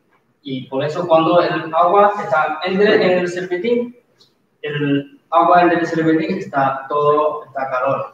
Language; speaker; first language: Spanish; non-native, learner; Chinese